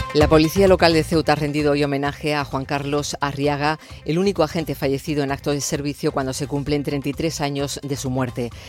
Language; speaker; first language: Spanish; native; Spanish